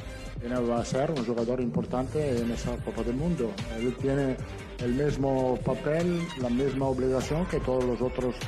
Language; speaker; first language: Spanish; non-native, fluent; Italian